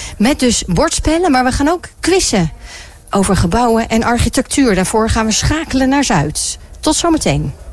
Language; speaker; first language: Dutch; native; Dutch